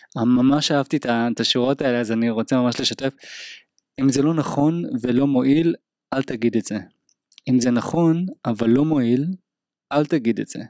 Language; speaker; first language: Hebrew; native; Hebrew